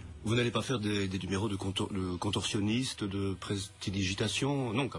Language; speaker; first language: French; native; French